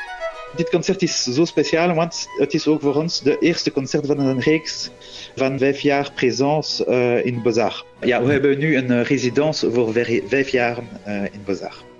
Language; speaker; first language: Dutch; non-native, local second language; French